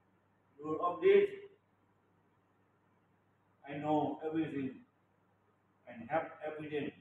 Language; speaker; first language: English; non-native, learner; Thai